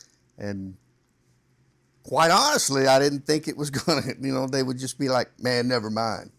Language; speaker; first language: English; native; English